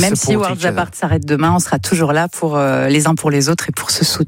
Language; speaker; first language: French; native; French